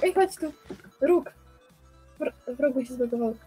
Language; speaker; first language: Polish; native; Polish